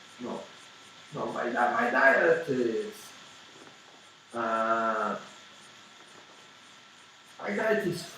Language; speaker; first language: English; non-native, learner; Portuguese